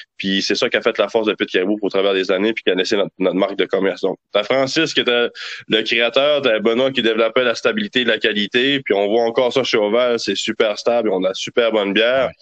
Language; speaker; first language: French; native; French